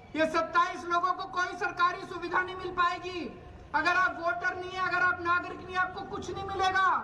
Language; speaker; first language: Hindi; native; Hindi